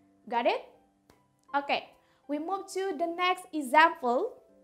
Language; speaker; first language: English; non-native, fluent; Indonesian